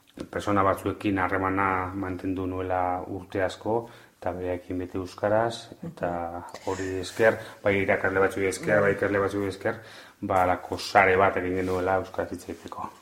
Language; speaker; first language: Basque; non-native, local second language; Spanish